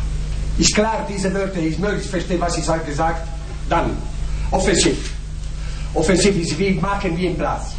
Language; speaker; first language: German; non-native, learner; Italian